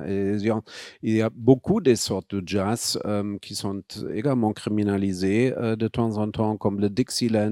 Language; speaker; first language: French; non-native, fluent; German